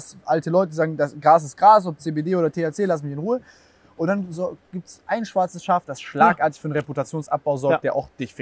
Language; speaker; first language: German; native; German